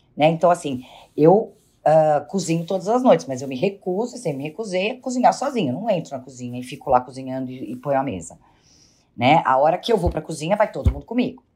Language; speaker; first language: Portuguese; native; Portuguese